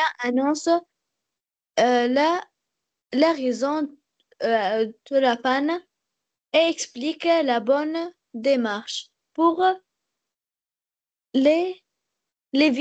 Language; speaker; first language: French; non-native, learner; Arabic